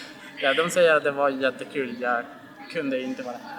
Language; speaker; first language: Swedish; non-native, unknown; Spanish